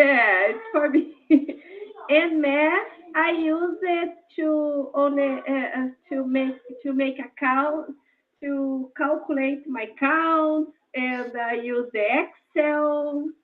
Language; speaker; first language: English; non-native, learner; Spanish